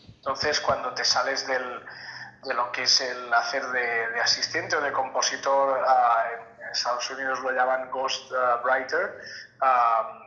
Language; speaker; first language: Spanish; native; Spanish